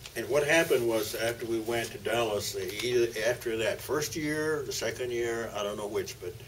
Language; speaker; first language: English; early bilingual, other home language; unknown